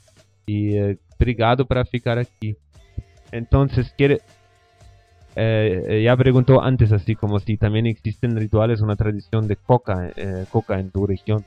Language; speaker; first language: Portuguese; non-native, fluent; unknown